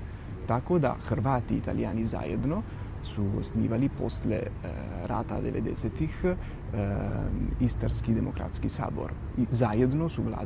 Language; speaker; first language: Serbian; non-native, fluent; Italian